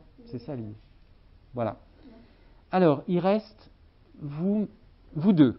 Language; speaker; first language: French; native; French